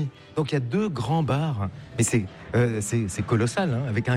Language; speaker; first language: French; native; French